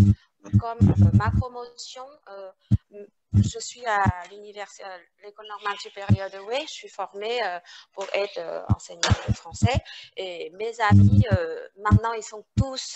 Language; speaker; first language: French; non-native, fluent; Vietnamese